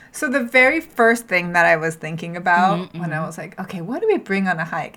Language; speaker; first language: English; early bilingual, other home language; Japanese